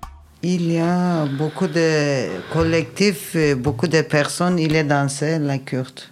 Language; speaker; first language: French; non-native, learner; Kurdish